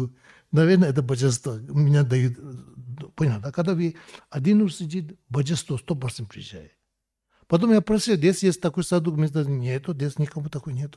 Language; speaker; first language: Russian; non-native, learner; Tibetan